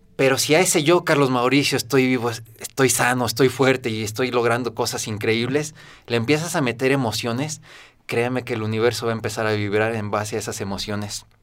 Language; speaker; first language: Spanish; native; Spanish